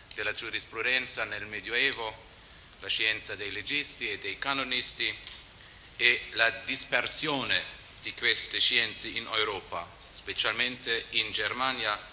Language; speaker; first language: Italian; non-native, learner; German